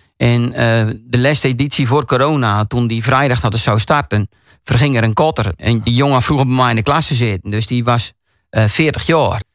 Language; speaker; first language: Dutch; native; Dutch